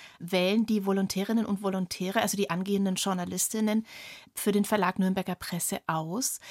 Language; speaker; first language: German; native; German